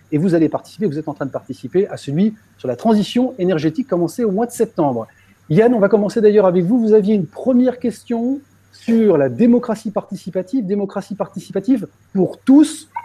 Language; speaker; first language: French; native; French